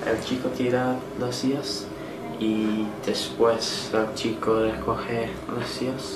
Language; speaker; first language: Spanish; non-native, learner; English